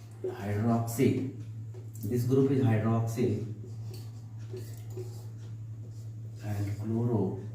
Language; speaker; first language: English; non-native, local second language; Hindi